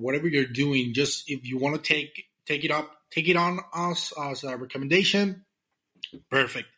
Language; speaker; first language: English; non-native, fluent; Spanish